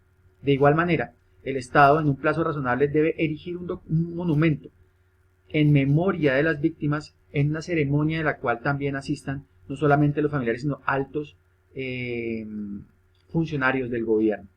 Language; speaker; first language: Spanish; native; Spanish